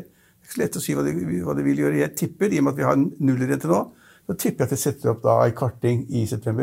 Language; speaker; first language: Norwegian; native; Norwegian